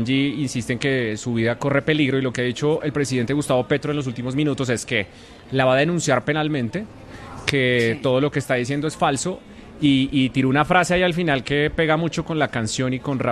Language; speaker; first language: Spanish; native; Spanish